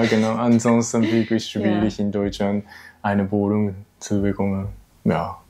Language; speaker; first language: German; non-native, learner; Japanese